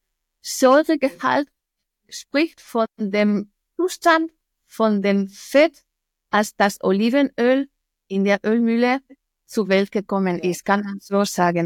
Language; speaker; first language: German; non-native, fluent; Spanish